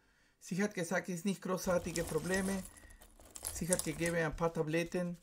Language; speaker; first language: German; non-native, fluent; Spanish